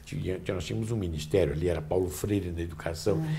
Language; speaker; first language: Portuguese; native; Portuguese